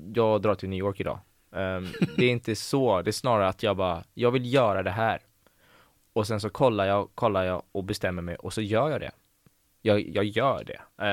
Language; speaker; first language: Swedish; early bilingual, other home language; Persian